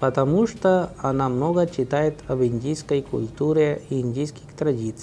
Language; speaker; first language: Russian; non-native, fluent; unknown